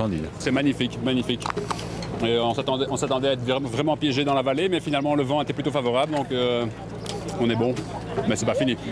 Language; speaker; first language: French; native; French